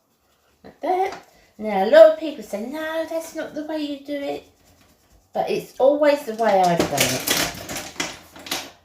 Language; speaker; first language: English; native; English